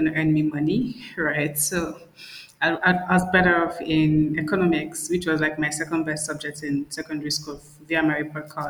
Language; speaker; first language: English; non-native, local second language; Igbo